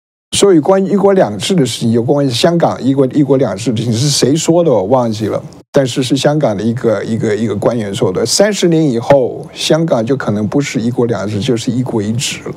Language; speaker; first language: Chinese; native; Chinese